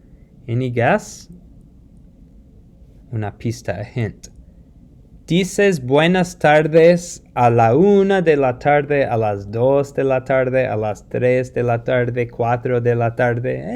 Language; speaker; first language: Spanish; non-native, fluent; English